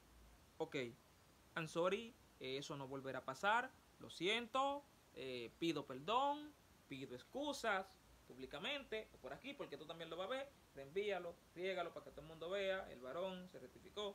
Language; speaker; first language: Spanish; native; Spanish